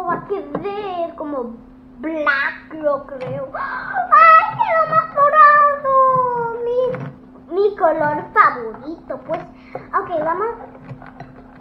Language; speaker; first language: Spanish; early bilingual, heritage; English